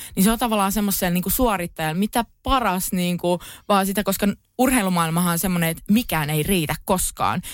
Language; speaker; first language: Finnish; native; Finnish